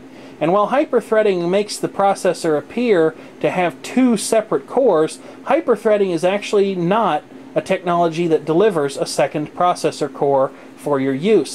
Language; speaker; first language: English; native; English